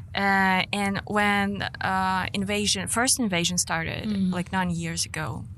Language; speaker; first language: English; non-native, fluent; Ukrainian